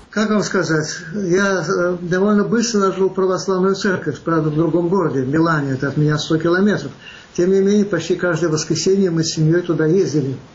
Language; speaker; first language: Russian; native; Russian